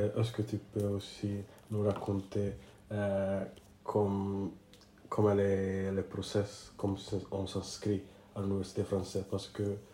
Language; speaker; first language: French; non-native, learner; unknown